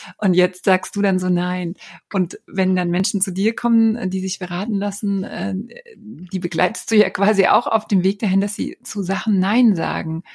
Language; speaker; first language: German; native; German